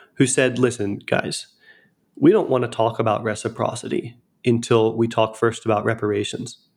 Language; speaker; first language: English; native; English